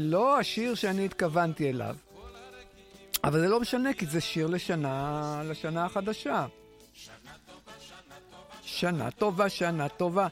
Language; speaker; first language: Hebrew; native; Hebrew